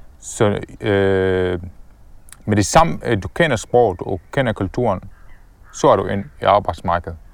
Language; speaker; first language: Danish; non-native, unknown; Arabic